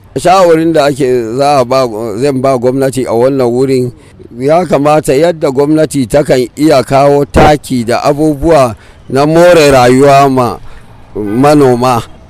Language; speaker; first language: Hausa; non-native, local second language; Fula